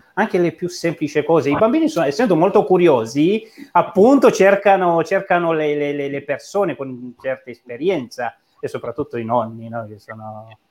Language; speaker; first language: Italian; non-native, fluent; Romanian